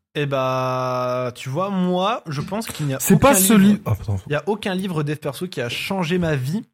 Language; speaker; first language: French; native; French